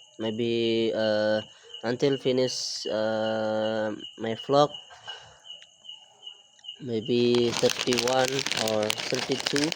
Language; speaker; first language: English; non-native, learner; Indonesian